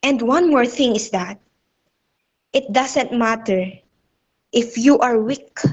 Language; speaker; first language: English; non-native, local second language; Filipino